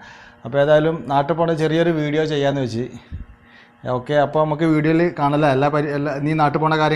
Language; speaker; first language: Malayalam; native; Malayalam